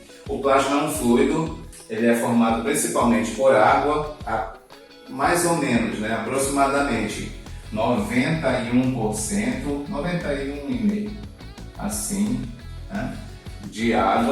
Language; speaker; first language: Portuguese; native; Portuguese